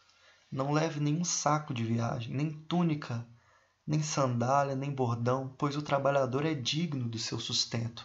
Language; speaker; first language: Portuguese; native; Portuguese